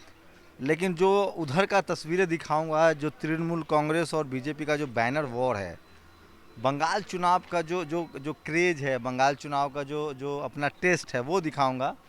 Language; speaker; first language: Hindi; native; Hindi